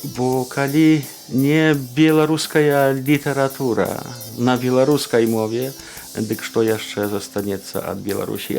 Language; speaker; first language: Belarusian; native; Belarusian